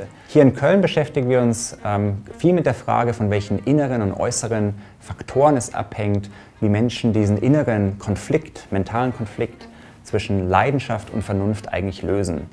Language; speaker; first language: German; native; German